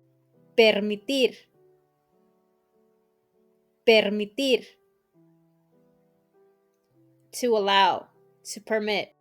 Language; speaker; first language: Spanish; non-native, fluent; English